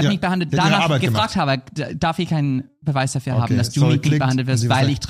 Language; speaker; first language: German; non-native, fluent; English